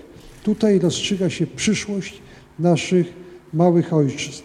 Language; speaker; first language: Polish; native; Polish